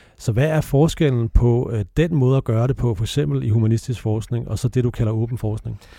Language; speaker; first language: Danish; native; Danish